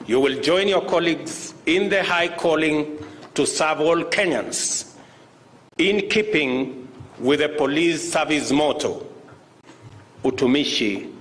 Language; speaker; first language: English; non-native, local second language; Kalenjin